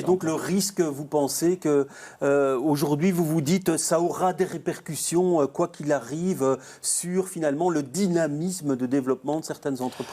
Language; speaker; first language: French; native; French